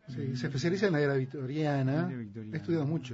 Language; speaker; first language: Spanish; native; Spanish